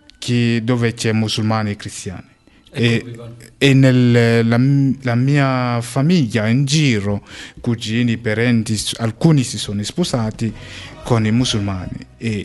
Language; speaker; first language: Italian; non-native, fluent; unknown